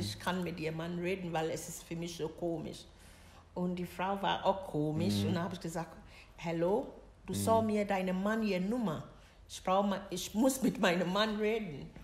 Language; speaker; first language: German; non-native, learner; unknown